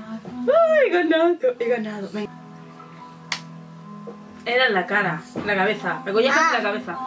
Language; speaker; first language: Spanish; native; Spanish